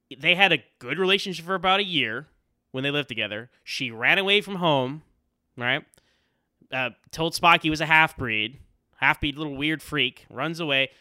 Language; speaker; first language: English; native; English